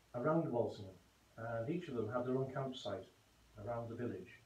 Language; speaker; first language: English; native; English